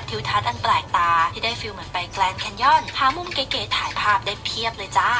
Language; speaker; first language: Thai; native; Thai